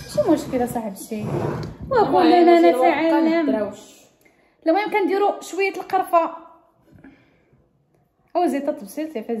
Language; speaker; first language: Arabic; native; Arabic